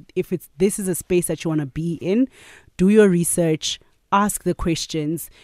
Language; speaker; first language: English; non-native, local second language; Zulu